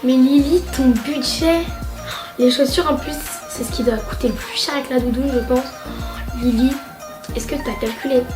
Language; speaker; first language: French; native; French